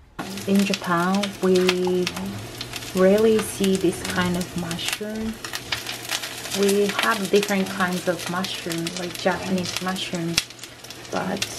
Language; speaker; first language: English; non-native, fluent; Japanese